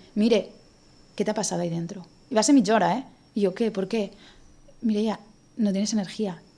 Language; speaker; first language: Spanish; non-native, local second language; Catalan